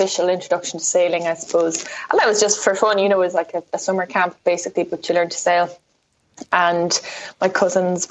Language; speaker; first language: English; native; English